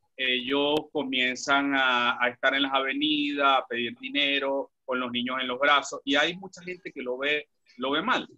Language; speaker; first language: Spanish; native; Spanish